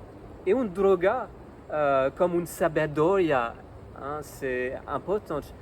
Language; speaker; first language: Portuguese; non-native, learner; French